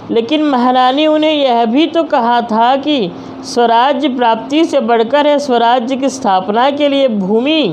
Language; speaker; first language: Hindi; non-native, local second language; Telugu